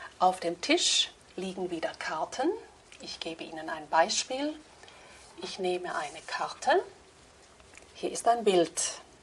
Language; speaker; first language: German; native; German